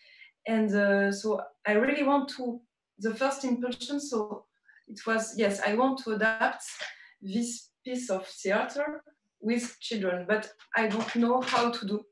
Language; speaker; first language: English; non-native, learner; French